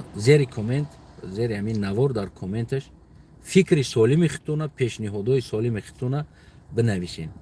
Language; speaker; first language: Persian; non-native, local second language; Uzbek